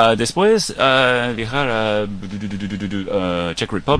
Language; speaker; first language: Spanish; non-native, learner; English